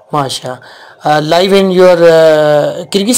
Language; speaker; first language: English; non-native, learner; Urdu